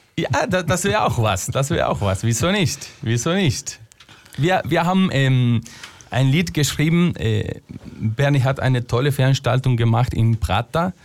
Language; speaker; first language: German; non-native, fluent; Spanish